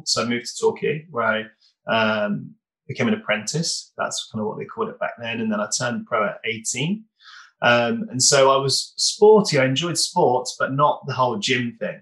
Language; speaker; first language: English; native; English